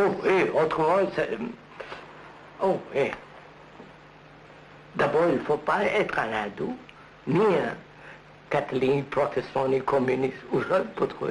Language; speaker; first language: French; non-native, learner; Telugu